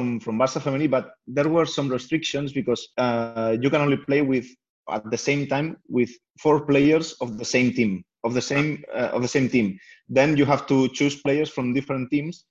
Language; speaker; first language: English; non-native, fluent; Spanish